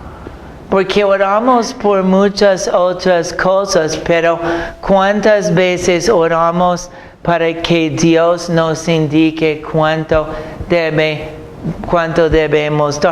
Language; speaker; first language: Spanish; non-native, fluent; English